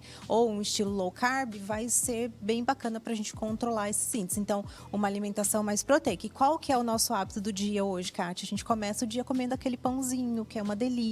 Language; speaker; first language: Portuguese; native; Portuguese